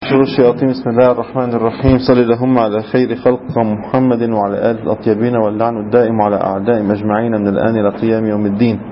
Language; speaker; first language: Arabic; native; Arabic